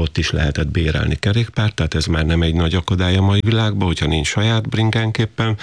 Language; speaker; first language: Hungarian; native; Hungarian